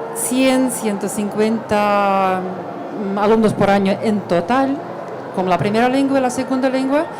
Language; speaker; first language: Spanish; non-native, fluent; Russian